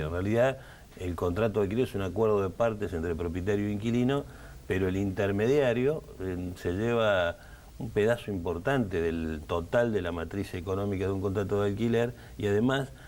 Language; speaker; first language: Spanish; native; Spanish